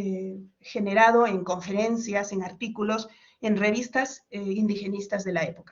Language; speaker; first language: Spanish; native; Spanish